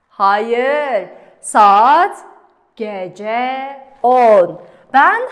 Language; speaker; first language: Turkish; non-native, fluent; Kazakh